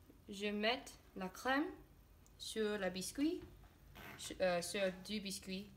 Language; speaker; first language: French; non-native, learner; English